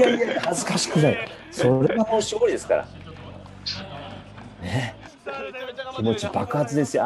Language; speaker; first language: Japanese; native; Japanese